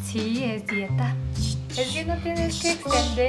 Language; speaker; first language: Spanish; non-native, fluent; Korean